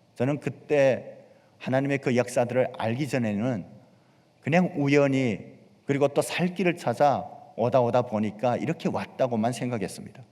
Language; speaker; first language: Korean; native; Korean